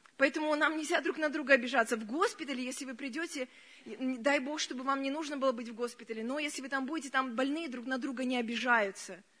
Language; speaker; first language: Russian; early bilingual, other home language; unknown